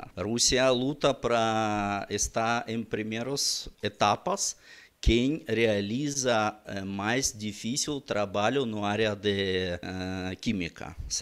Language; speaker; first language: Portuguese; non-native, learner; Russian